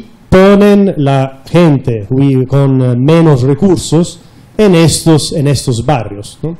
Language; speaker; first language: Spanish; non-native, fluent; Italian